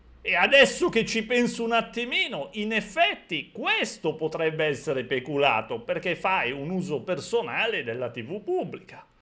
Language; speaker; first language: Italian; native; Italian